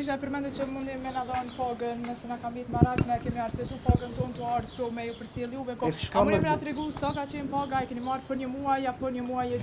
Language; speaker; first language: Albanian; native; Albanian